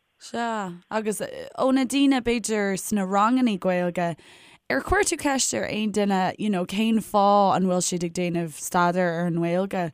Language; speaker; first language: Irish; native; Irish